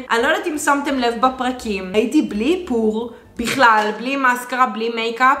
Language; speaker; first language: Hebrew; native; Hebrew